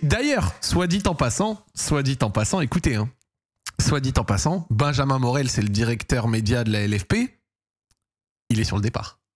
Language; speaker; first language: French; native; French